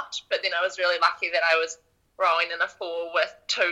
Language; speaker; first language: English; native; English